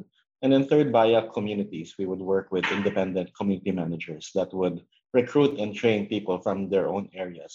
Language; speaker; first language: English; non-native, local second language; Filipino